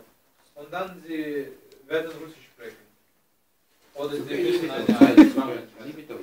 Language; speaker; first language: German; non-native, learner; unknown